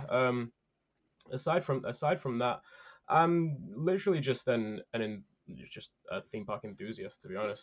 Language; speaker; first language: English; native; English